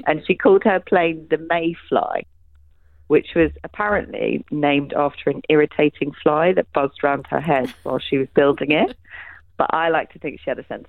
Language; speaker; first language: English; native; English